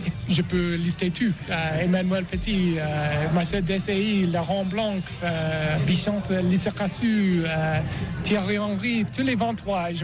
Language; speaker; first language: French; non-native, learner; English